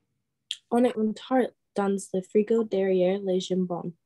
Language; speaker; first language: French; non-native, learner; English